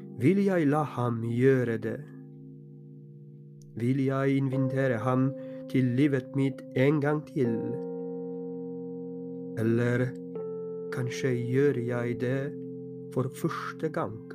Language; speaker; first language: Norwegian; non-native, fluent; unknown